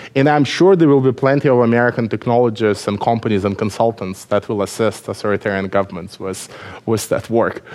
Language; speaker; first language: English; non-native, fluent; Russian